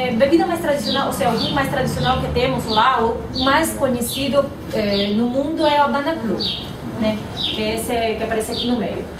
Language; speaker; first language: Portuguese; non-native, fluent; Spanish